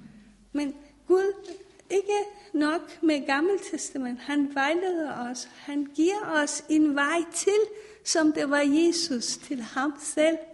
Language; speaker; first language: Danish; non-native, fluent; Persian